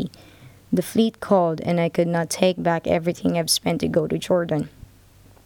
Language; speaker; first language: English; non-native, local second language; Filipino